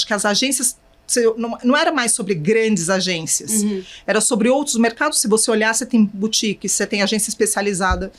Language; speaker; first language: Portuguese; native; Portuguese